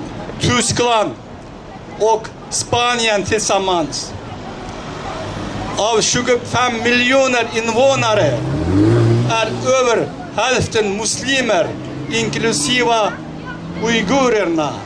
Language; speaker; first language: Swedish; non-native, fluent; Uyghur